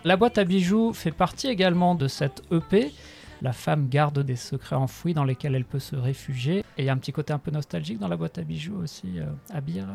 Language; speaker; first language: French; native; French